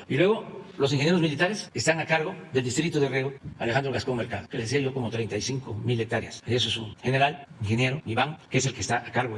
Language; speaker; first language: Spanish; native; Spanish